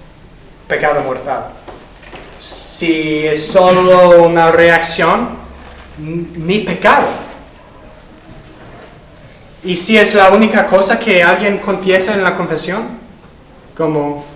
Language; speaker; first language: Spanish; non-native, fluent; English